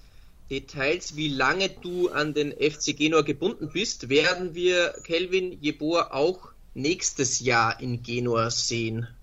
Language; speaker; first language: German; native; German